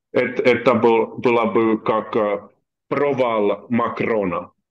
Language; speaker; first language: Russian; non-native, learner; Finnish